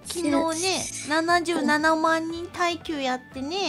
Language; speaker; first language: Japanese; native; Japanese